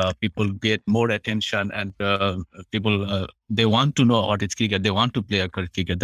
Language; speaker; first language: English; non-native, local second language; Bangla